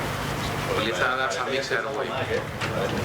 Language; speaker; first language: Spanish; native; Spanish